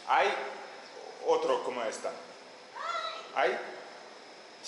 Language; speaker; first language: Spanish; non-native, learner; Russian